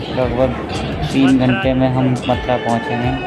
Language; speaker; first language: Hindi; native; Hindi